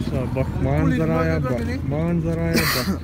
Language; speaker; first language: Turkish; non-native, fluent; Malayalam